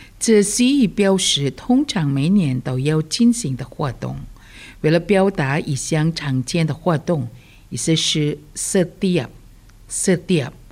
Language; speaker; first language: Chinese; early bilingual, heritage; Chinese